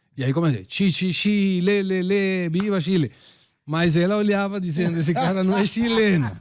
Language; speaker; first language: Portuguese; non-native, fluent; Spanish